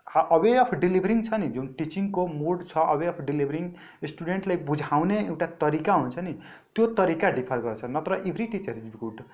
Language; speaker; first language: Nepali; non-native, local second language; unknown